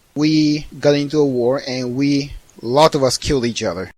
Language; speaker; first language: English; non-native, fluent; Japanese